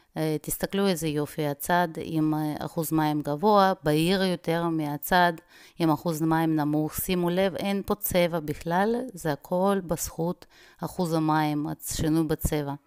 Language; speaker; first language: Hebrew; non-native, fluent; Russian